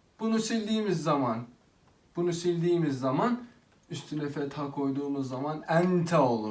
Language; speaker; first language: Turkish; non-native, fluent; Arabic